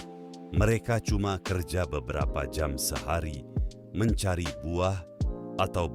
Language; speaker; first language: Indonesian; native; Indonesian